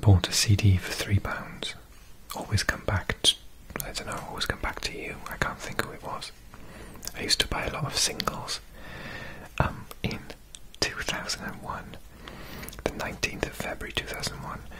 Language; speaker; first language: English; native; English